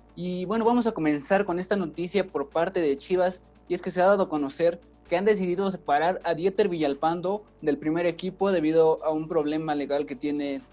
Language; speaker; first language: Spanish; native; Spanish